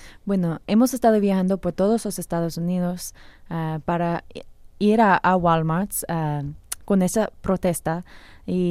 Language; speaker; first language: Spanish; non-native, fluent; English